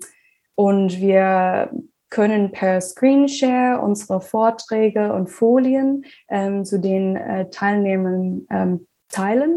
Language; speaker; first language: German; non-native, fluent; English